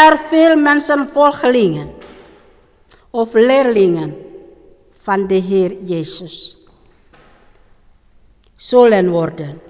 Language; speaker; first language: Dutch; non-native, learner; Indonesian